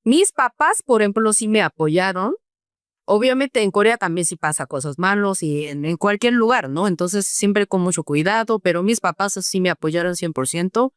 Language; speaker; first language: Spanish; non-native, fluent; Korean